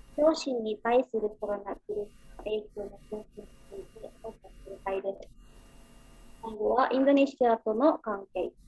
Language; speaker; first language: Japanese; non-native, learner; Indonesian